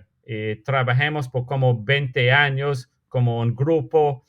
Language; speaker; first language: Spanish; non-native, fluent; English